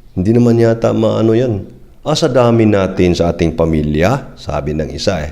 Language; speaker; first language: Filipino; non-native, local second language; Cebuano